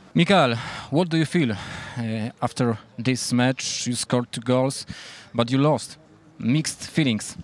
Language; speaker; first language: English; non-native, fluent; Polish